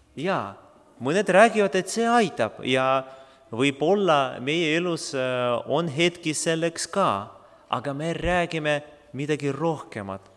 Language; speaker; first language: Estonian; non-native, local second language; Russian